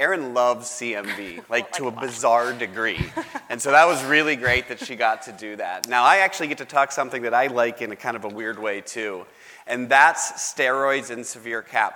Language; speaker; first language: English; native; English